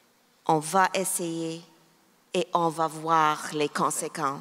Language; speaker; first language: French; non-native, local second language; English